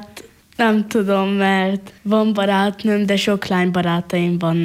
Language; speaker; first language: Hungarian; non-native, local second language; Slovenian